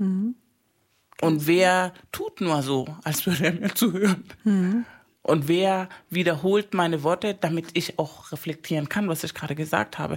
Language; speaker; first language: German; non-native, fluent; Spanish